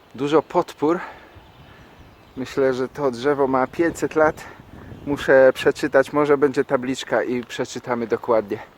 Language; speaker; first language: Polish; native; Polish